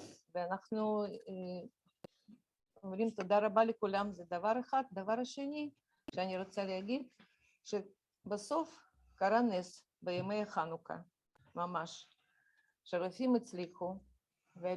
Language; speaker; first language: Hebrew; non-native, fluent; Russian